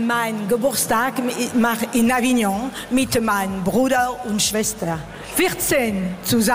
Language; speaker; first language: German; non-native, learner; French